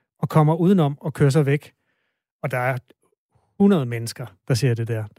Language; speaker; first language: Danish; native; Danish